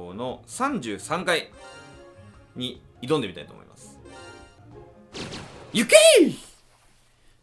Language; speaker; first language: Japanese; native; Japanese